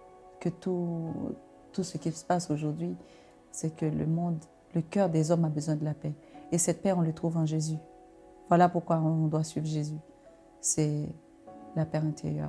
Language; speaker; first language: French; non-native, local second language; Haitian Creole